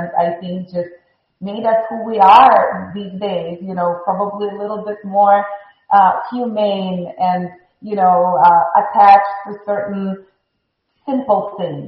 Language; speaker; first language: English; non-native, fluent; Russian